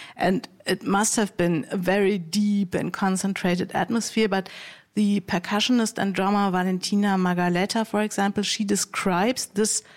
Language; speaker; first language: English; non-native, fluent; German